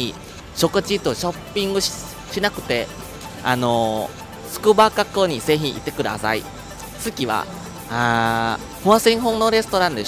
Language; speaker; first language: Japanese; non-native, learner; Thai